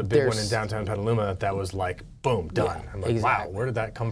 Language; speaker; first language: English; native; English